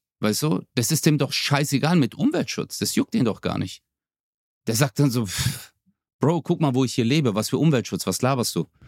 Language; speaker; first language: German; early bilingual, other home language; Turkish